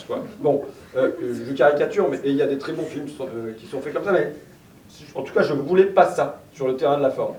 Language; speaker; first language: French; native; French